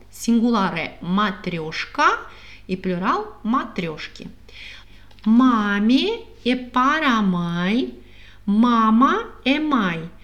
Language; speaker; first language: Portuguese; non-native, fluent; Russian